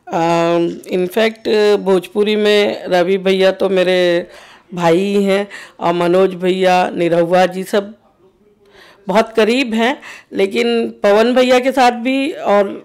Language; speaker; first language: Hindi; native; Hindi